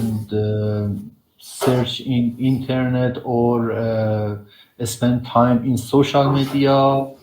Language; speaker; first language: English; non-native, learner; Persian